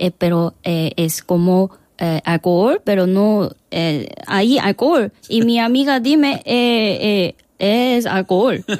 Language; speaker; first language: Spanish; non-native, learner; Korean